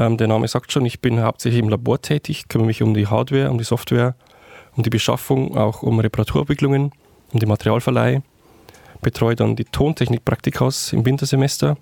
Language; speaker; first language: German; native; German